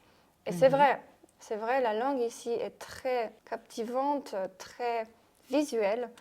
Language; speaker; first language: French; non-native, fluent; Polish